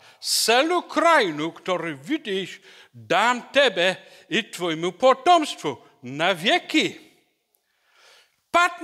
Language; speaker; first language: Czech; non-native, learner; English